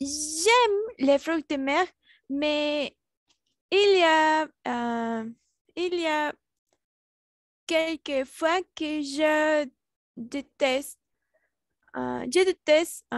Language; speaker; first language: French; non-native, learner; Spanish